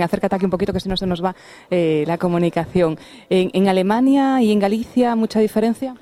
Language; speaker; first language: Spanish; native; Spanish